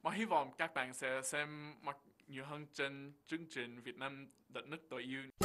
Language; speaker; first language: Vietnamese; non-native, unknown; English